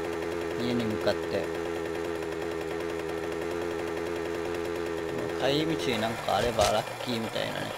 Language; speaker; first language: Japanese; native; Japanese